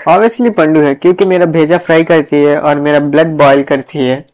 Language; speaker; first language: Hindi; non-native, local second language; Bangla